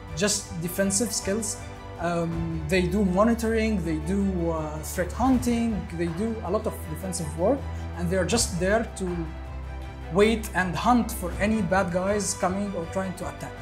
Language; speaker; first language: English; early bilingual, other home language; Arabic